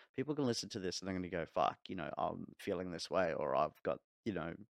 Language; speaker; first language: English; native; English